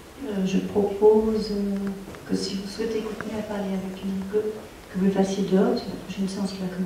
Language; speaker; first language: French; native; French